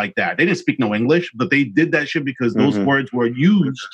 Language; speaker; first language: English; non-native, fluent; Kabuverdianu